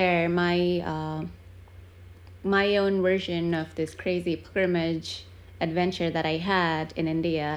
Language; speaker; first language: English; non-native, local second language; Tamil